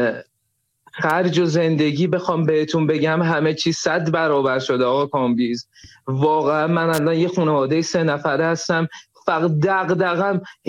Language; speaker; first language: Persian; native; Persian